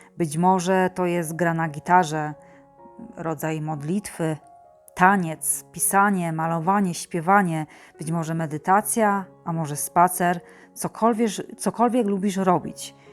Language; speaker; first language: Polish; native; Polish